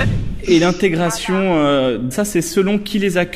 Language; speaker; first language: French; native; French